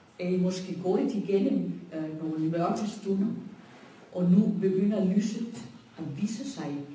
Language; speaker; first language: Danish; non-native, fluent; Spanish